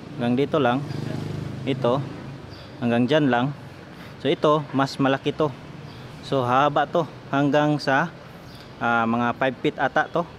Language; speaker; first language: Filipino; non-native, local second language; Cebuano